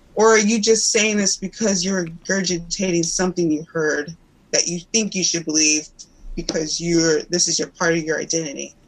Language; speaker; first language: English; native; English